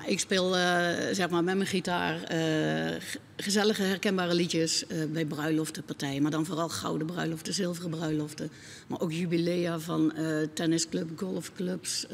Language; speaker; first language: Dutch; native; Dutch